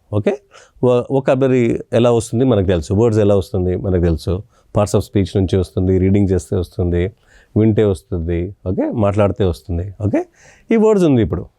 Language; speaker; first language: Telugu; non-native, local second language; English